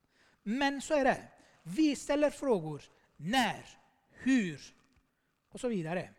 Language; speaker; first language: Swedish; non-native, fluent; Armenian